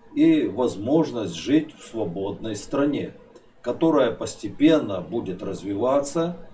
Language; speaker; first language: Russian; non-native, local second language; Ukrainian